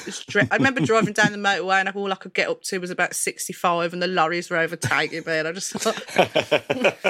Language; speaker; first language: English; native; English